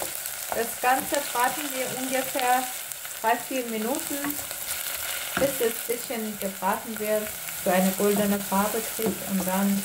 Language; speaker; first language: German; non-native, fluent; Persian